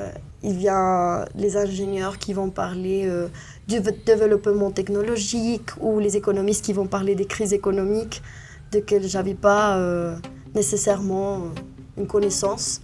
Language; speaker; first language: French; non-native, fluent; Spanish